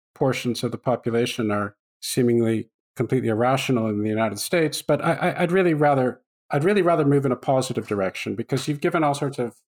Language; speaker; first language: English; native; English